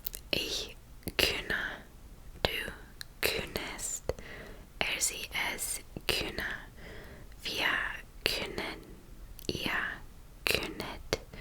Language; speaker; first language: German; non-native, learner; English